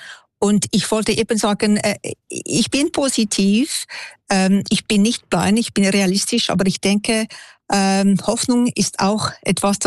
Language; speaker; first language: German; non-native, fluent; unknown